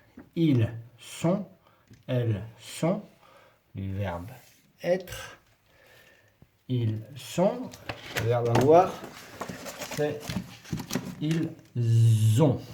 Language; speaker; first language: French; non-native, fluent; Spanish